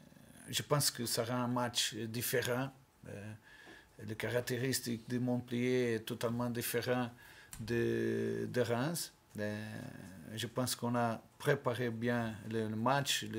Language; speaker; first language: French; non-native, learner; Portuguese